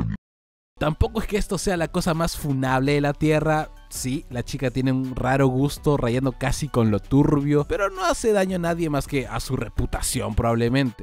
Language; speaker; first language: Spanish; native; Spanish